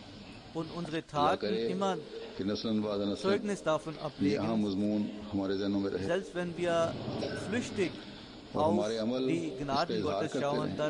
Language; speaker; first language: German; non-native, fluent; Urdu